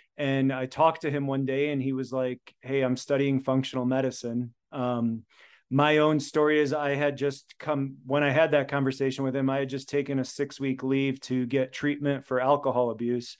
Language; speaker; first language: English; early bilingual, other home language; Polish